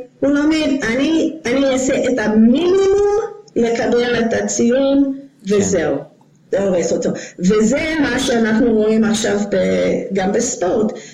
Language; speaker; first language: Hebrew; non-native, fluent; English